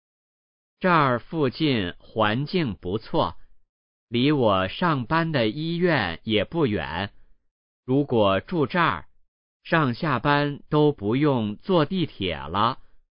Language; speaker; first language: Chinese; native; Chinese